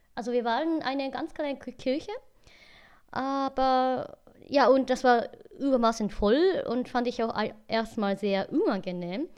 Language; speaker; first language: German; non-native, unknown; Japanese